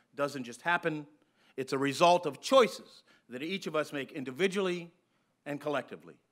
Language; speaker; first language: English; native; English